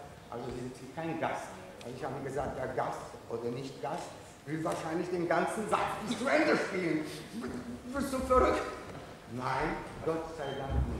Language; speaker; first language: German; non-native, fluent; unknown